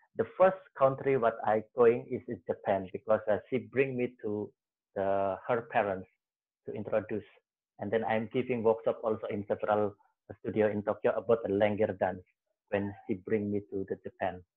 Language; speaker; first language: English; non-native, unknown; Javanese